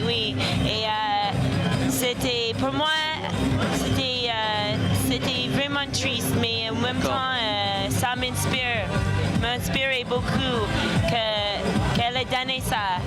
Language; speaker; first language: French; non-native, fluent; English